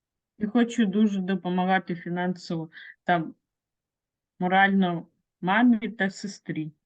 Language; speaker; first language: Ukrainian; non-native, local second language; Russian